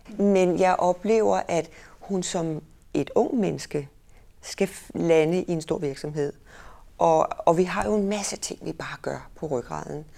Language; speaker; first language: Danish; native; Danish